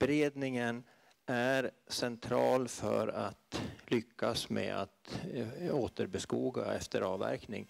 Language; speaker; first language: Swedish; native; Swedish